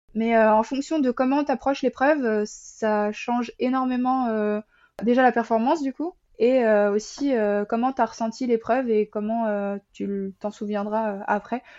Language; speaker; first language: French; native; French